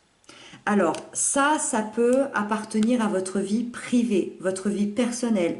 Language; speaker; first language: French; native; French